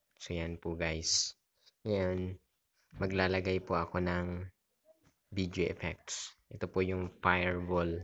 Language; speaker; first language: Filipino; native; Filipino